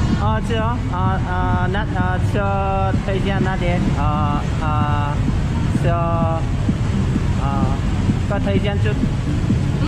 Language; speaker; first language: Vietnamese; non-native, learner; Korean